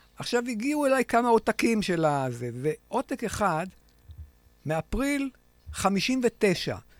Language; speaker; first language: Hebrew; native; Hebrew